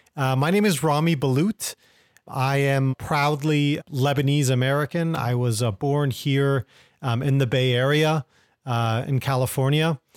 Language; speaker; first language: English; native; English